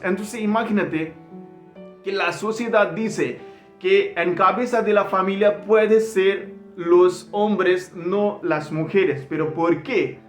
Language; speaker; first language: Spanish; non-native, learner; Hindi